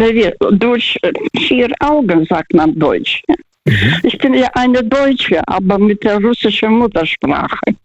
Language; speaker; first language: German; non-native, fluent; Russian